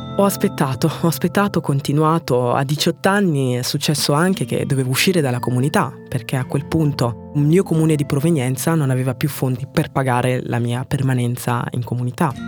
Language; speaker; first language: Italian; early bilingual, other home language; French